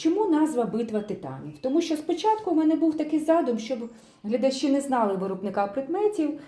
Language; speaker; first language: Ukrainian; non-native, local second language; Russian